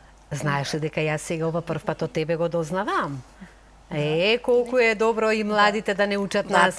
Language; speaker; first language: Macedonian; native; Macedonian